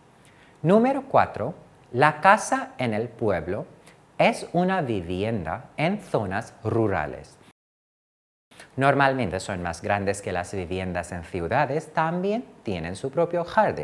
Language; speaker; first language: Spanish; non-native, fluent; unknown